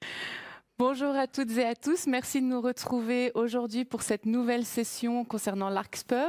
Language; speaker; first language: French; native; French